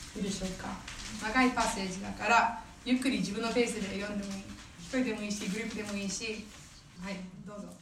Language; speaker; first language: Japanese; non-native, fluent; English